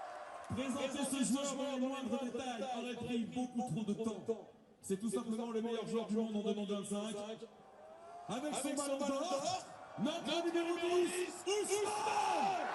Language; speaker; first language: French; native; French